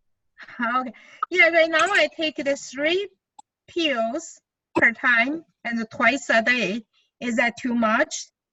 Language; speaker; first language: English; non-native, learner; Chinese